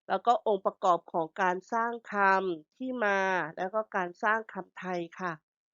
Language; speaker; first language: Thai; native; Thai